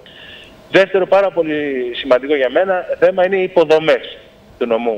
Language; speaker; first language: Greek; native; Greek